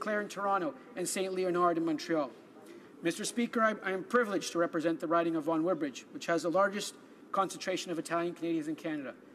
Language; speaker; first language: English; early bilingual, other home language; Italian